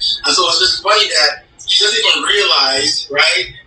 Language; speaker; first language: English; early bilingual, other home language; Igbo